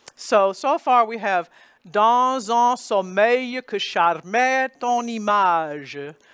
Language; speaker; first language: French; non-native, fluent; English